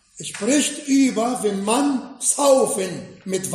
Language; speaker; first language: German; non-native, fluent; Arabic